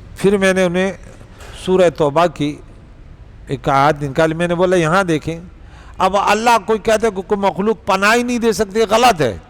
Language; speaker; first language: Urdu; non-native, local second language; Pashto